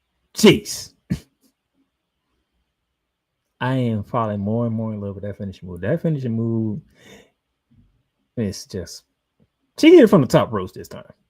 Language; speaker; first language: English; native; English